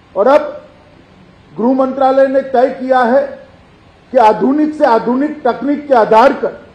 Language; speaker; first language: Hindi; non-native, local second language; Gujarati